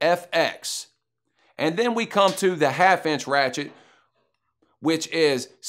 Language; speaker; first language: English; native; English